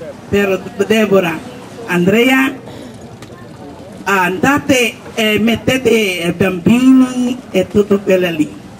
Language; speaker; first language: Italian; non-native, learner; Filipino